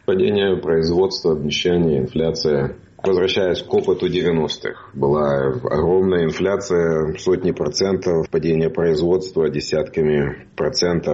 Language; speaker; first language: Russian; native; Russian